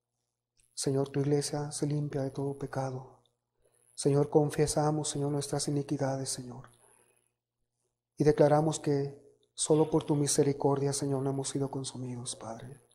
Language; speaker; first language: Spanish; native; Spanish